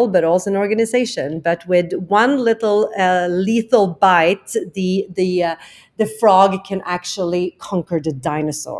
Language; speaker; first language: English; non-native, fluent; Swedish